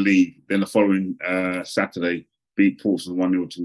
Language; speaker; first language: English; native; English